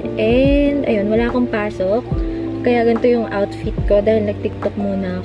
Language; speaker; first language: Filipino; native; Filipino